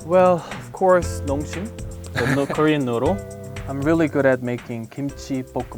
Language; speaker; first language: English; non-native, fluent; Korean